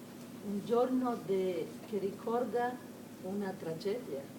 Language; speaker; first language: Italian; non-native, learner; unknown